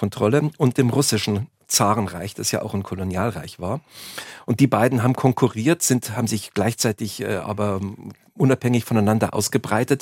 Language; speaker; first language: German; native; German